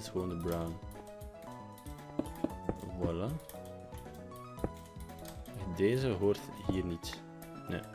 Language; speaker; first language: Dutch; native; Dutch